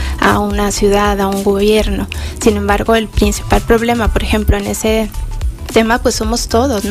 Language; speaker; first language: Spanish; native; Spanish